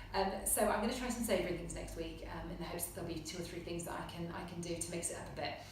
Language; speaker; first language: English; native; English